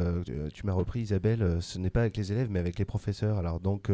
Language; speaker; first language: French; native; French